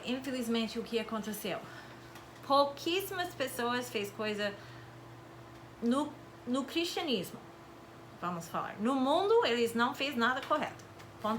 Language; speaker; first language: Portuguese; non-native, fluent; English